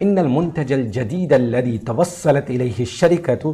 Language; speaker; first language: Arabic; non-native, fluent; Urdu